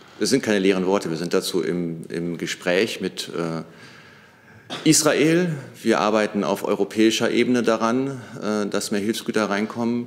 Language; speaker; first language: German; native; German